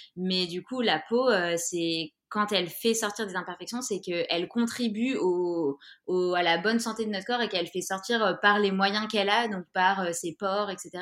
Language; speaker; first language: French; native; French